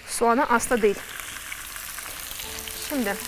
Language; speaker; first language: Turkish; non-native, fluent; Russian